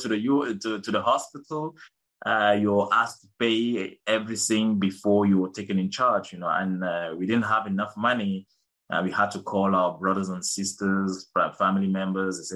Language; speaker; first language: English; non-native, local second language; French